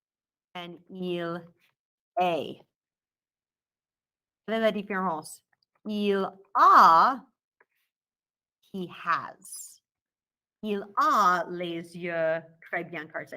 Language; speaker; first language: French; non-native, fluent; English